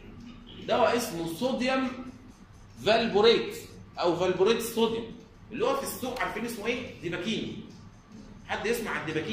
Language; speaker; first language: Arabic; native; Arabic